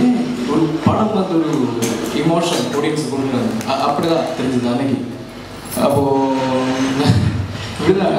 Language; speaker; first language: Tamil; non-native, local second language; Malayalam